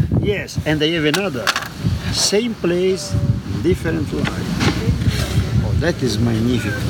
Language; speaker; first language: English; non-native, learner; Italian